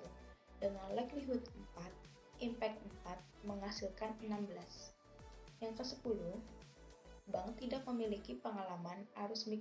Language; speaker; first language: Indonesian; native; Indonesian